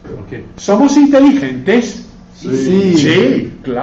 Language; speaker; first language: Spanish; non-native, fluent; English